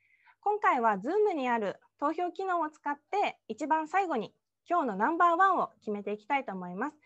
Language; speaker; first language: Japanese; native; Japanese